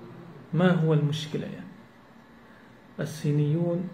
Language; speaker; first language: Arabic; non-native, learner; Uyghur